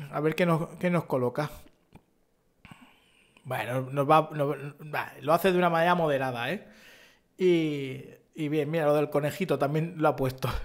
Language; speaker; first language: Spanish; native; Spanish